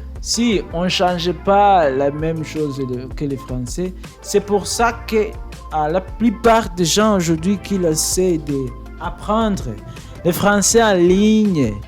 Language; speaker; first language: French; non-native, learner; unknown